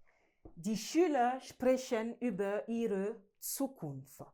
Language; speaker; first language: German; non-native, learner; French